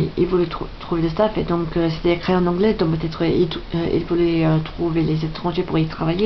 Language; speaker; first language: French; non-native, fluent; English